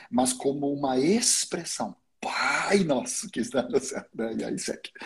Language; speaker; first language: Portuguese; non-native, fluent; Swedish